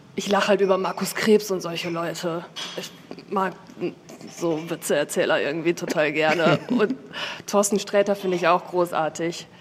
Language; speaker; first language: German; native; German